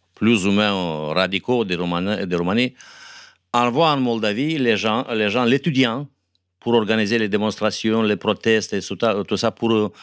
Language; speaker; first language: French; non-native, fluent; Romanian